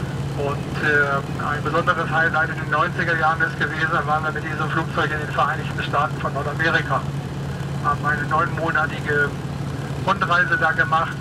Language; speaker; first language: German; native; German